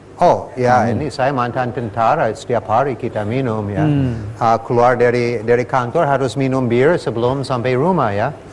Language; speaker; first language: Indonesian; non-native, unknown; English